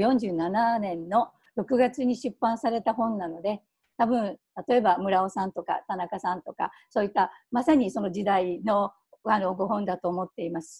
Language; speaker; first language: Japanese; native; Japanese